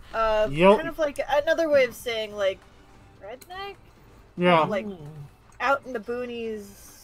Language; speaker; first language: English; native; English